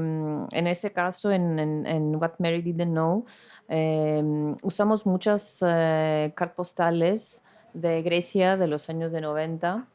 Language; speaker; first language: Spanish; non-native, fluent; Greek